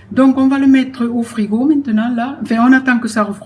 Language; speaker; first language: French; native; French